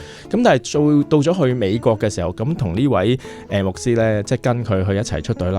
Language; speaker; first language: Cantonese; native; Cantonese